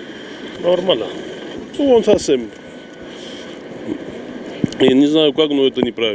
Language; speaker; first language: Russian; non-native, fluent; Armenian